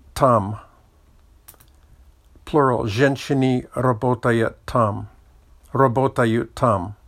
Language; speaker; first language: Russian; non-native, learner; English